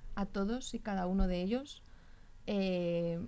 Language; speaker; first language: Spanish; native; Spanish